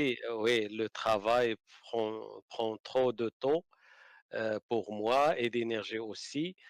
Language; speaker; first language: French; non-native, learner; Arabic